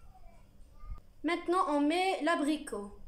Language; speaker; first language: French; non-native, learner; Arabic